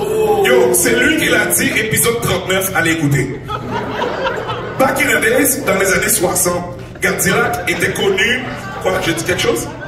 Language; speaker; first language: French; native; French